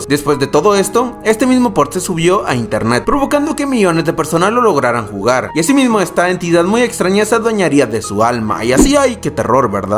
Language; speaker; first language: Spanish; native; Spanish